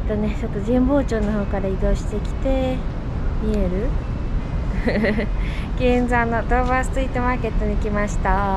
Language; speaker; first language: Japanese; native; Japanese